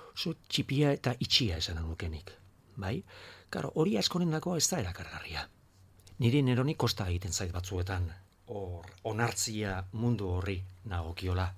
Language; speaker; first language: Basque; non-native, local second language; Spanish